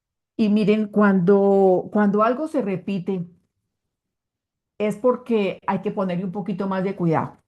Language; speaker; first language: Spanish; native; Spanish